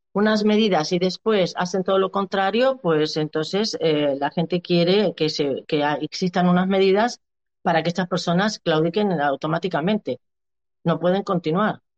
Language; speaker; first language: Spanish; native; Spanish